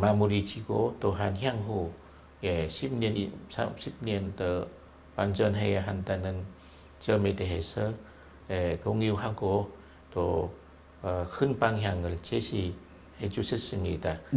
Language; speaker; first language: Korean; non-native, fluent; Vietnamese